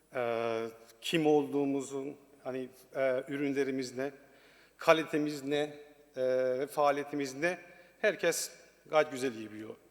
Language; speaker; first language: Turkish; non-native, learner; Persian